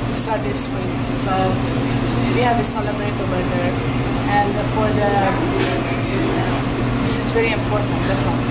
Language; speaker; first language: English; non-native, learner; Persian